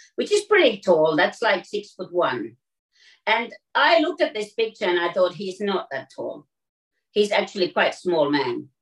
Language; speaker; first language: English; non-native, fluent; Finnish